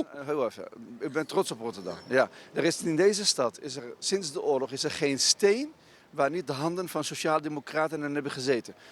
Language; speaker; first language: Dutch; non-native, fluent; Riffian